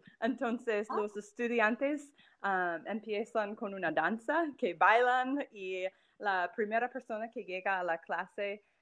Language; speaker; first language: Spanish; non-native, fluent; English